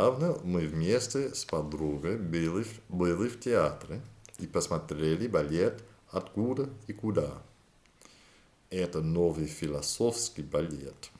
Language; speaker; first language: Russian; non-native, learner; English